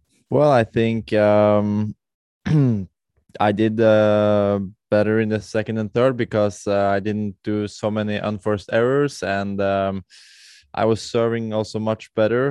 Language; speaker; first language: English; non-native, fluent; Norwegian